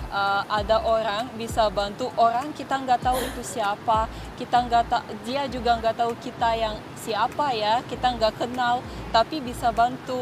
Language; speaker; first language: Indonesian; non-native, fluent; Russian